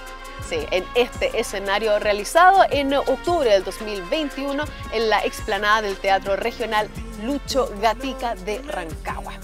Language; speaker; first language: Spanish; native; Spanish